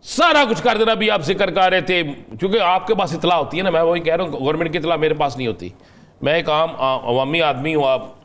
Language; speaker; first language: Urdu; native; Urdu